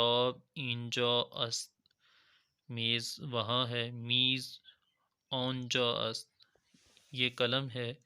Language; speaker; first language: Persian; non-native, fluent; Urdu